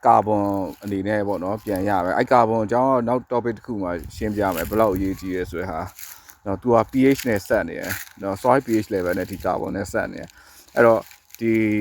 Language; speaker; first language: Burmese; native; Burmese